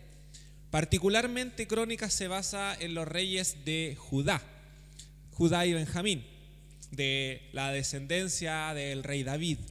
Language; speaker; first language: Spanish; native; Spanish